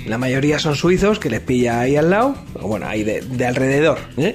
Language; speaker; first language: Spanish; native; Spanish